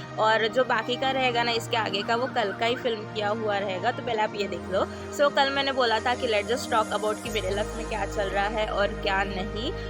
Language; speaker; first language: Hindi; non-native, local second language; Marathi